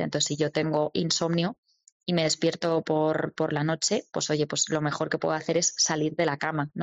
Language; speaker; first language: Spanish; native; Spanish